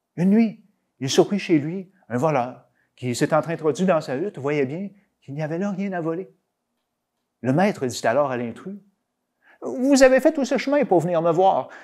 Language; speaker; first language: French; native; French